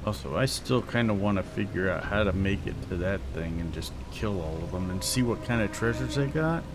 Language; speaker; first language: English; native; English